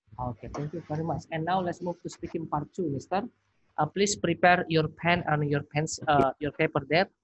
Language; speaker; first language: English; non-native, fluent; Indonesian